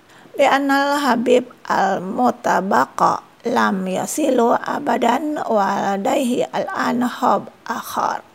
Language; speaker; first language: Arabic; non-native, fluent; Indonesian